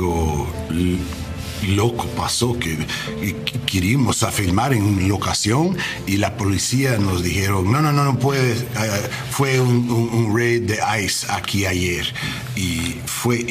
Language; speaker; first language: Spanish; non-native, learner; English